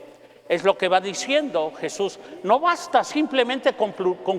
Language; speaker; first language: Spanish; native; Spanish